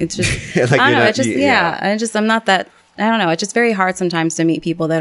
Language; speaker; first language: English; native; English